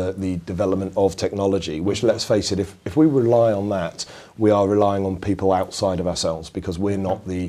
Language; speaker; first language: English; native; English